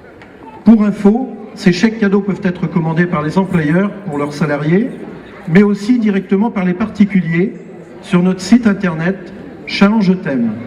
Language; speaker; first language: French; native; French